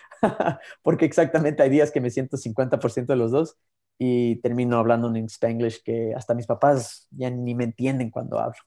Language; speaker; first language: Spanish; early bilingual, heritage; Spanish